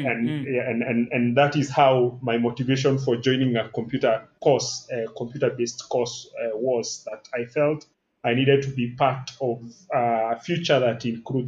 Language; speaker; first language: English; non-native, local second language; Kikuyu